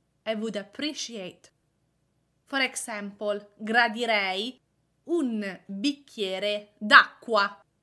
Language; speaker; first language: Italian; native; Italian